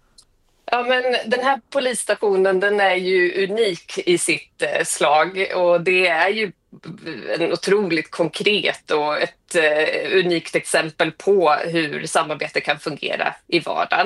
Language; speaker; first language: Swedish; native; Swedish